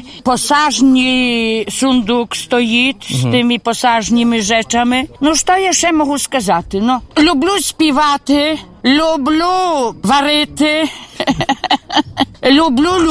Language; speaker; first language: Polish; non-native, local second language; Ukrainian